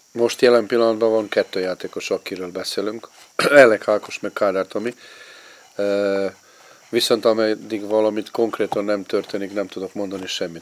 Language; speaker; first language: Hungarian; non-native, fluent; Serbian